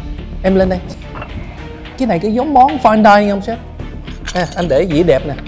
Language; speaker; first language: Vietnamese; early bilingual, heritage; English